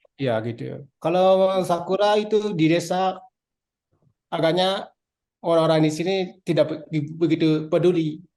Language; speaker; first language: Indonesian; non-native, local second language; Balinese